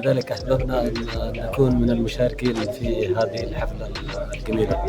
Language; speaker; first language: Arabic; native; Arabic